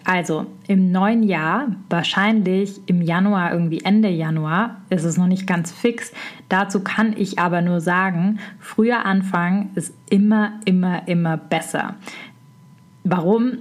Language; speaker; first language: German; native; German